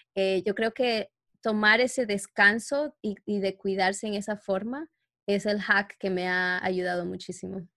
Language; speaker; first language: Spanish; early bilingual, heritage; Spanish